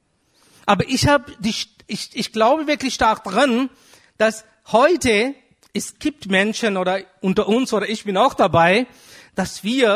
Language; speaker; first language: German; non-native, fluent; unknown